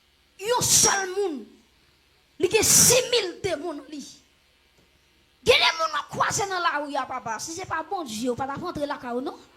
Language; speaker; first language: French; non-native, local second language; Haitian Creole